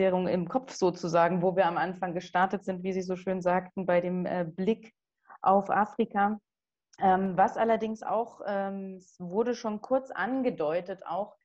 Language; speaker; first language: German; native; German